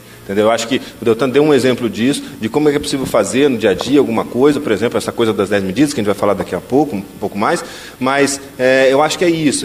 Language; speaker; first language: Portuguese; native; Portuguese